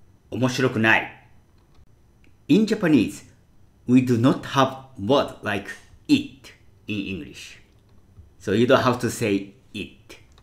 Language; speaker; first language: English; non-native, fluent; Japanese